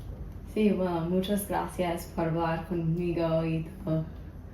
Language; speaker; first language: Spanish; non-native, learner; English